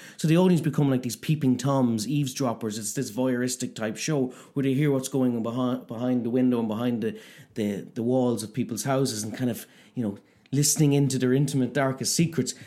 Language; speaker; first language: English; native; English